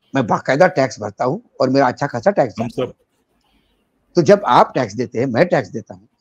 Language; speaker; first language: Hindi; non-native, local second language; Marathi